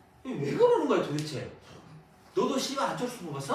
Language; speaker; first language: Korean; native; Korean